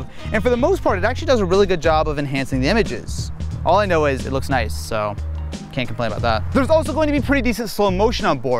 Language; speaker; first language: English; native; English